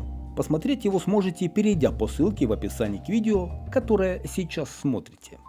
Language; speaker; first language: Russian; native; Russian